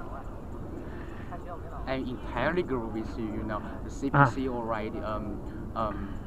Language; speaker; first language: English; non-native, learner; Chinese